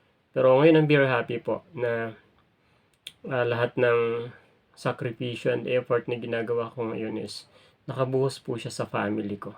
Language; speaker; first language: Filipino; native; Filipino